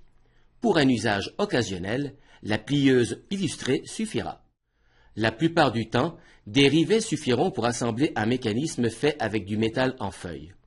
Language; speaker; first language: French; native; French